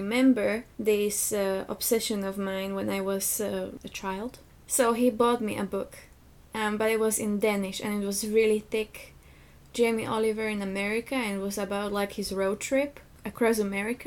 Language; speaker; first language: English; non-native, fluent; Slovak